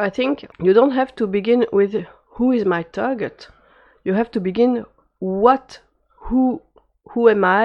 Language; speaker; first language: English; non-native, fluent; French